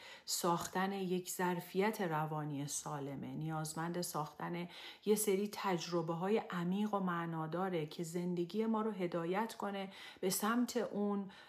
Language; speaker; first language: Persian; native; Persian